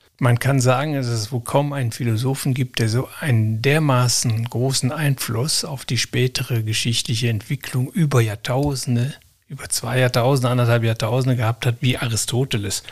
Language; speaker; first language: German; native; German